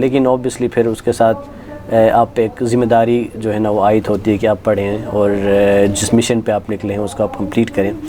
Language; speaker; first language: Urdu; non-native, local second language; Khowar